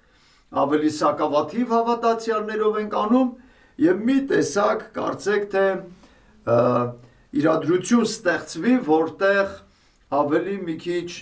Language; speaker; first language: Armenian; native; Armenian